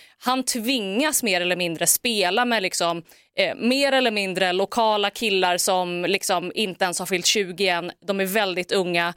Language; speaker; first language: Swedish; native; Swedish